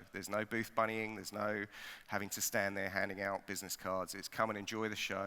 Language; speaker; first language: English; native; English